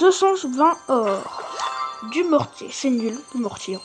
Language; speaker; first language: French; native; French